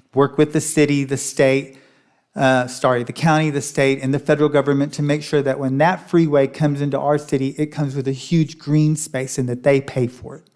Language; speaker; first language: English; native; English